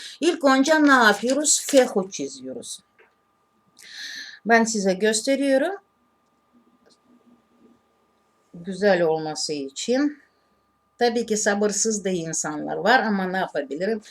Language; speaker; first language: Turkish; non-native, learner; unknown